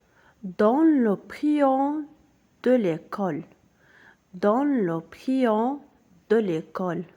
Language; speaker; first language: French; non-native, local second language; Arabic